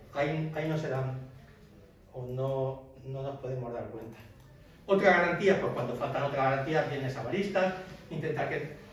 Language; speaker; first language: Spanish; native; Spanish